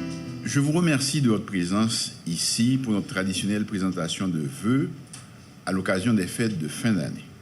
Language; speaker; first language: French; non-native, local second language; Haitian Creole